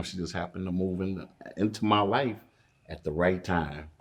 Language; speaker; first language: English; native; English